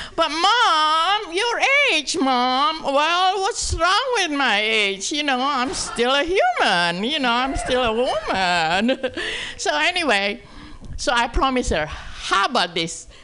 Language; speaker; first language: English; non-native, fluent; Indonesian